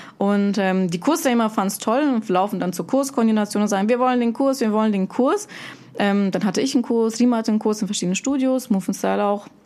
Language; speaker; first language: German; early bilingual, other home language; Russian